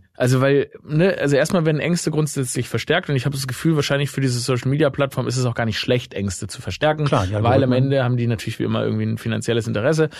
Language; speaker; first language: German; native; German